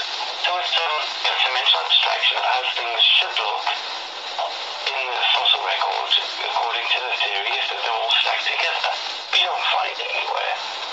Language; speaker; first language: English; native; English